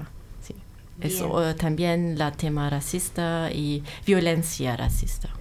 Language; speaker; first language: Spanish; non-native, learner; German